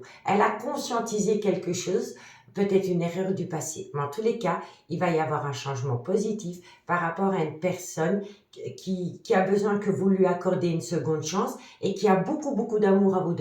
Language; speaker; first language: French; native; French